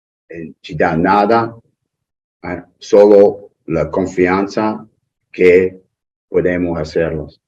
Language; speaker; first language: Spanish; non-native, learner; English